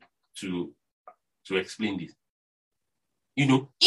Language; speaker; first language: English; non-native, local second language; Yoruba